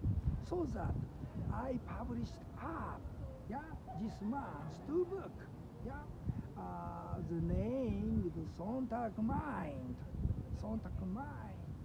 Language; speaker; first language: English; non-native, learner; Japanese